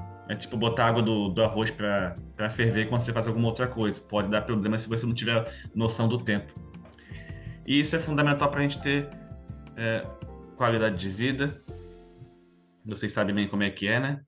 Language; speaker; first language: Portuguese; native; Portuguese